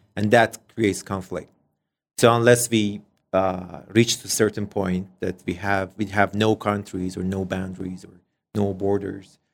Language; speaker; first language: English; non-native, fluent; Persian